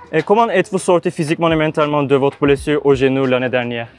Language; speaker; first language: French; non-native, learner; Turkish